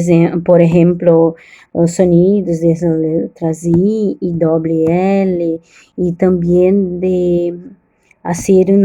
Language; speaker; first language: Spanish; non-native, learner; Portuguese